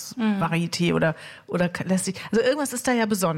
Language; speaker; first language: German; native; German